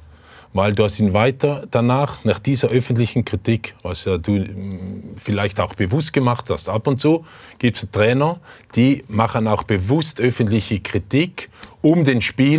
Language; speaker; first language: German; native; German